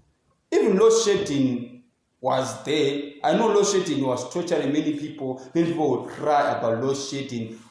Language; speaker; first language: English; non-native, local second language; Zulu